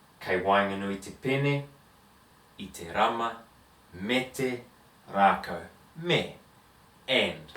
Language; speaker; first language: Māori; non-native, learner; English